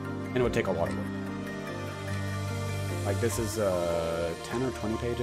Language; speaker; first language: English; native; English